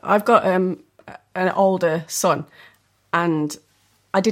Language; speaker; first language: English; native; English